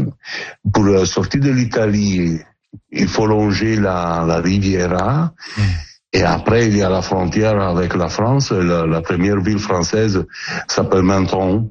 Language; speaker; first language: French; non-native, learner; Italian